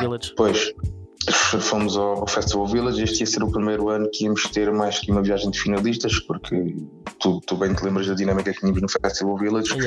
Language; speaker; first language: Portuguese; native; Portuguese